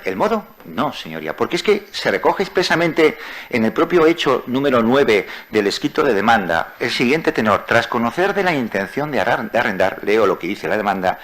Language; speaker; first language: Spanish; native; Spanish